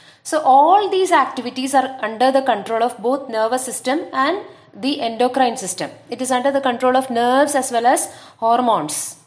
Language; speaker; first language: English; non-native, local second language; Malayalam